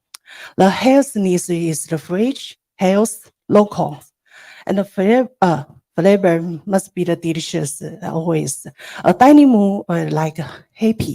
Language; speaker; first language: English; non-native, learner; Chinese